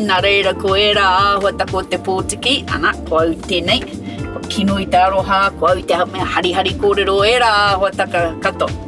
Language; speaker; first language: Māori; non-native, local second language; English